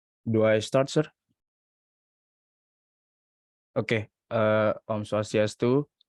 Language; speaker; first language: English; non-native, learner; Indonesian